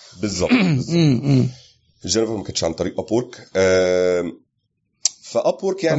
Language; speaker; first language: Arabic; native; Arabic